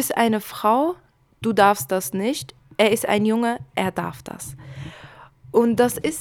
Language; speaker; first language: German; early bilingual, other home language; Kurdish